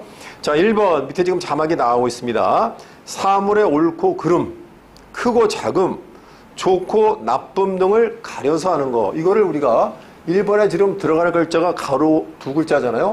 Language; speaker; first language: Korean; native; Korean